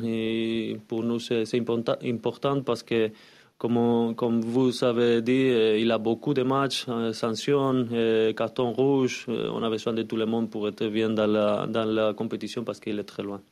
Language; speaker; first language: French; non-native, learner; Spanish